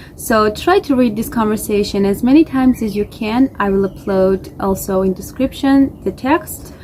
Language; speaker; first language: English; non-native, fluent; Georgian